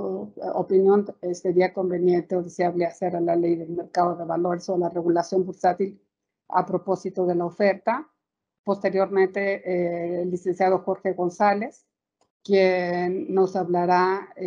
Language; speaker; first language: Spanish; native; Spanish